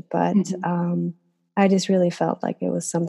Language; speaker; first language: English; non-native, fluent; Swedish